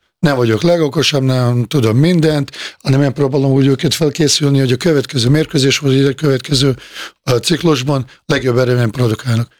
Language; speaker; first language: Hungarian; non-native, fluent; Bosnian